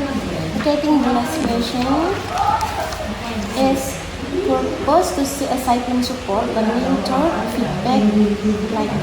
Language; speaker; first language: English; non-native, learner; Indonesian